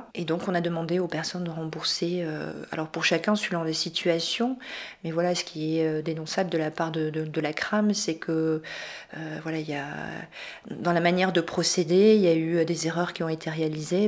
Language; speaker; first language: French; native; French